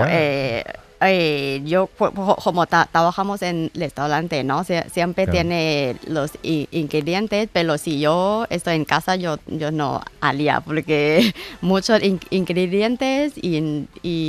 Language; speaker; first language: Spanish; non-native, learner; Thai